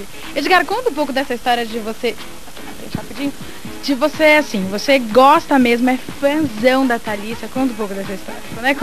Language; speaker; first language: Portuguese; native; Portuguese